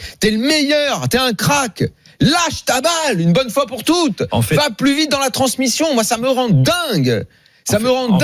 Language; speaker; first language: French; native; French